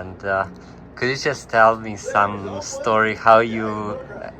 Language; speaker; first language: English; non-native, fluent; Ukrainian